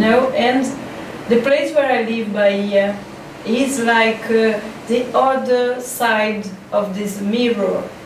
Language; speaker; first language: English; non-native, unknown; Portuguese